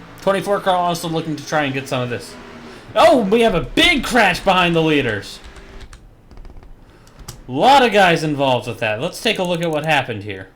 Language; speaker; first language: English; native; English